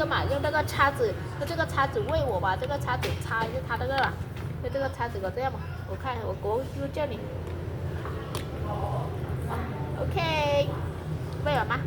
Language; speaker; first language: Chinese; non-native, fluent; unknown